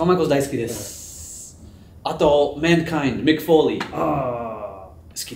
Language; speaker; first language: Japanese; non-native, learner; English